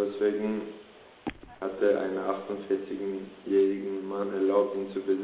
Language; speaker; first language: German; early bilingual, other home language; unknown